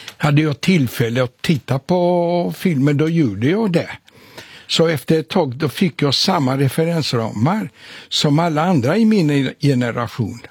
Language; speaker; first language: Swedish; non-native, fluent; Polish